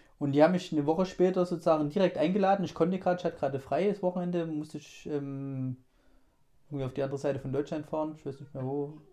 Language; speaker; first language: German; native; German